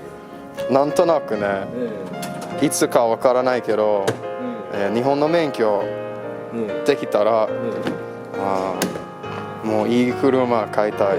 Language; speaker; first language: Japanese; non-native, learner; English